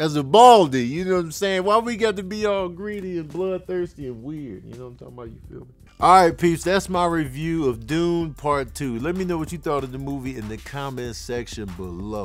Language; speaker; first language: English; native; English